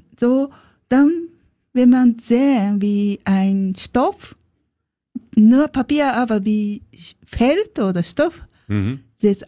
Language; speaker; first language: German; non-native, learner; Japanese